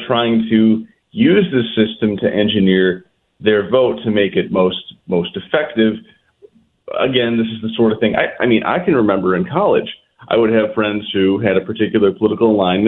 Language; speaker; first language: English; native; English